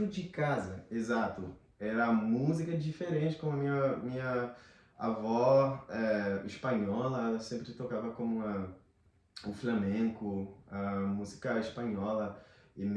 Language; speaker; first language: Portuguese; non-native, fluent; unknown